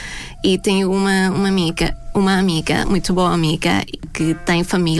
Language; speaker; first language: Portuguese; non-native, fluent; Thai